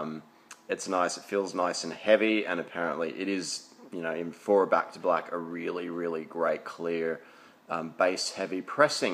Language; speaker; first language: English; native; English